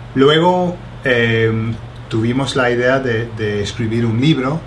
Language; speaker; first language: Spanish; non-native, fluent; English